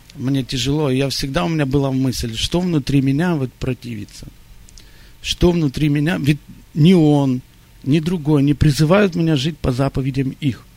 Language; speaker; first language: Russian; early bilingual, heritage; Russian